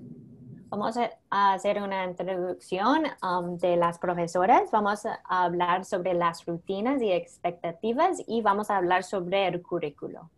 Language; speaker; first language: Spanish; non-native, fluent; English